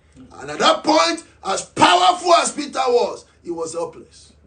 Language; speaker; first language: English; non-native, local second language; Yoruba